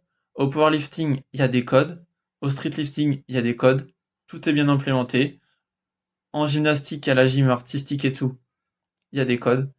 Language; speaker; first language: French; native; French